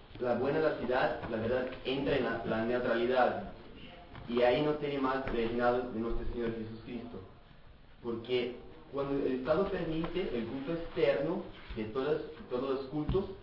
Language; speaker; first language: Spanish; non-native, fluent; Portuguese